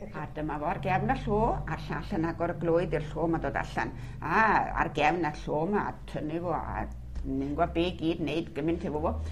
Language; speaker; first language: Welsh; early bilingual, heritage; Welsh